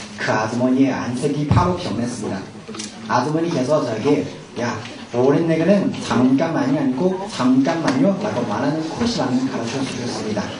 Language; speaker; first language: Korean; non-native, learner; Chinese